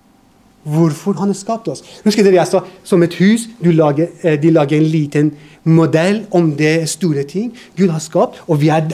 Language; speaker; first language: Norwegian; non-native, fluent; Persian